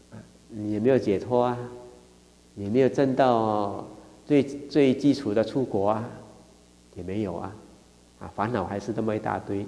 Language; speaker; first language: Chinese; native; Chinese